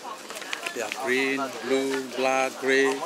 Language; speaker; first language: English; non-native, learner; Thai